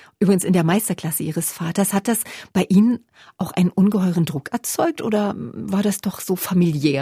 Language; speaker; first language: German; native; German